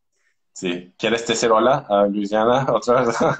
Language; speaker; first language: Spanish; non-native, learner; Turkish